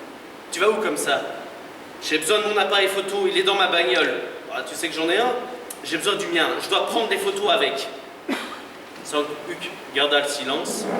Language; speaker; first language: French; native; French